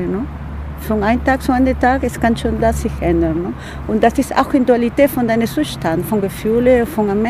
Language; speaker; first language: German; non-native, fluent; Spanish